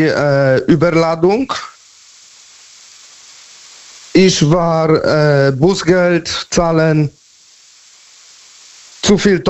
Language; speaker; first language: German; non-native, learner; Polish